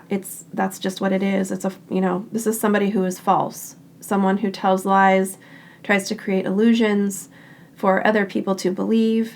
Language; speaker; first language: English; native; English